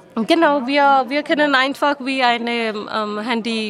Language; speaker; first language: German; non-native, learner; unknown